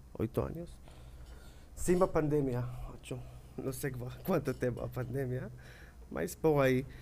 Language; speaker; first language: Portuguese; non-native, learner; Hebrew